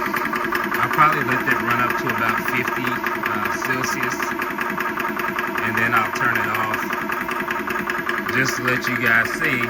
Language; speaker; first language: English; native; English